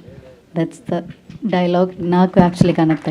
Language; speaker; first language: Telugu; non-native, learner; Malayalam